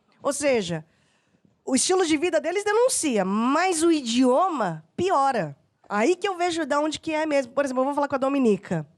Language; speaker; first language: Portuguese; native; Portuguese